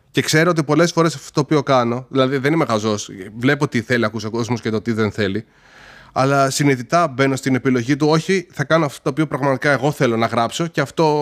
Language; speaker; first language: Greek; early bilingual, heritage; Greek